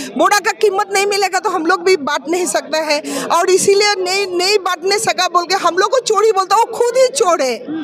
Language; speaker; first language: Hindi; non-native, local second language; Assamese